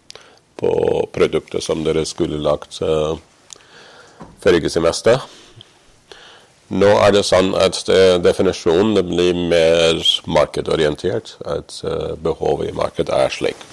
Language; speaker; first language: Norwegian; non-native, fluent; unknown